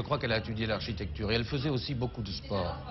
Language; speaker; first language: French; native; French